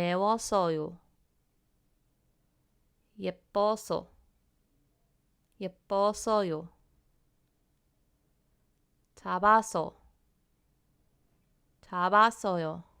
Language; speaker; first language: Korean; non-native, fluent; English